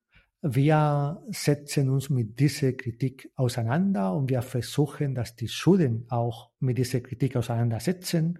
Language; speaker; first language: German; non-native, fluent; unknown